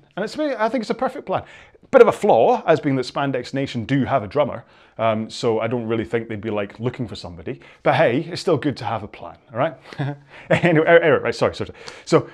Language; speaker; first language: English; native; English